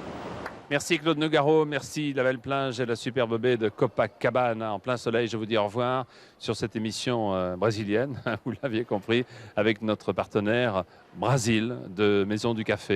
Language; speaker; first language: French; native; French